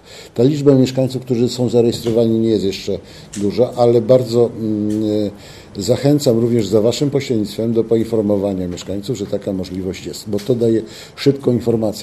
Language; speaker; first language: Polish; native; Polish